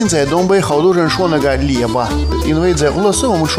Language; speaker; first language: Chinese; non-native, learner; Russian